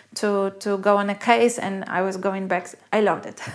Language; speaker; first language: English; non-native, fluent; Polish